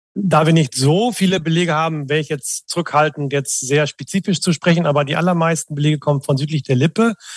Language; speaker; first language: German; native; German